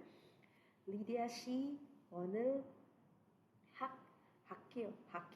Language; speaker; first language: Korean; non-native, fluent; Cebuano